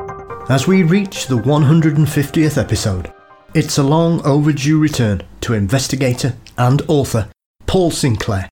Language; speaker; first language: English; native; English